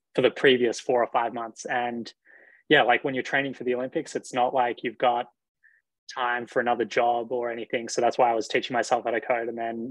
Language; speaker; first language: English; native; English